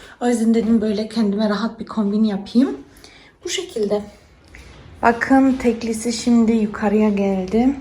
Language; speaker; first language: Turkish; early bilingual, heritage; Turkish